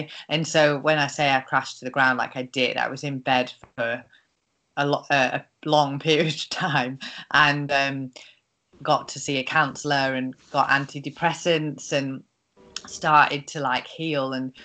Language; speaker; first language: English; native; English